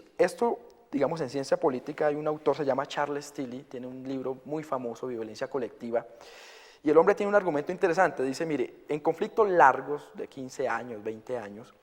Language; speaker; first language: Spanish; native; Spanish